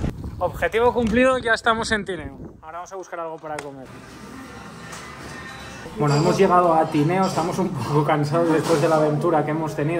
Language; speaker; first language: Spanish; native; Spanish